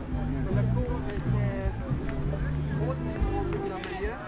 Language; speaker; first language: French; non-native, learner; English